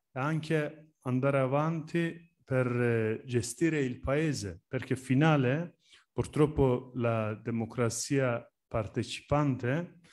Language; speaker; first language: Italian; non-native, learner; Turkish